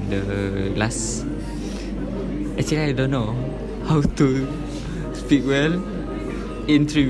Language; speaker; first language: English; non-native, local second language; Malay